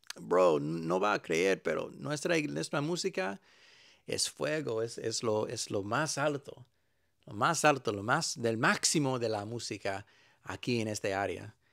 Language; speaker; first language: Spanish; early bilingual, heritage; Spanish